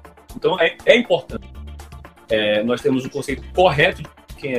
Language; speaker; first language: Portuguese; native; Portuguese